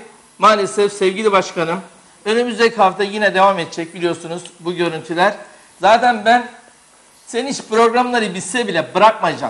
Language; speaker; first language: Turkish; native; Turkish